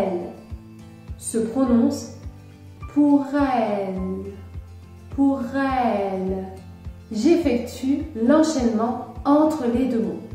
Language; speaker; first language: French; native; French